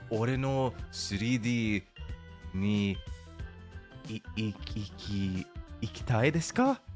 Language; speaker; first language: Japanese; non-native, learner; English